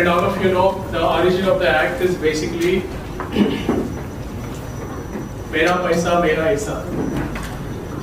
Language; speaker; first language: English; non-native, local second language; Telugu